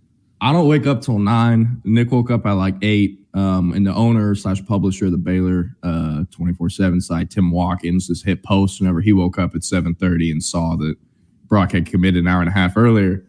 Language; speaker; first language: English; native; English